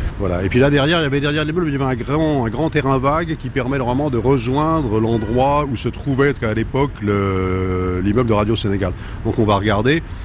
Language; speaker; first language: French; native; French